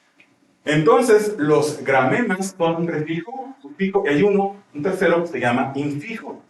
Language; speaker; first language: Spanish; native; Spanish